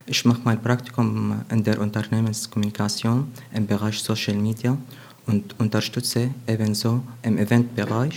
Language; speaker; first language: German; non-native, fluent; Arabic